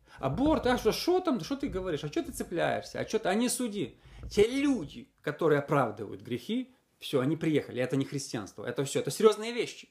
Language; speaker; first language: Russian; native; Russian